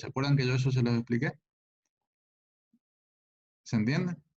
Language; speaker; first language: Spanish; native; Spanish